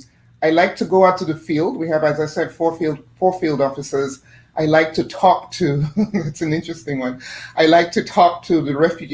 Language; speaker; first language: English; non-native, fluent; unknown